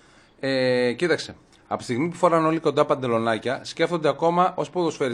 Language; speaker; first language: Greek; native; Greek